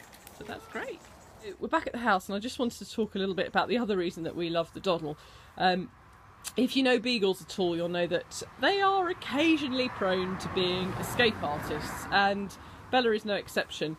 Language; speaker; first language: English; native; English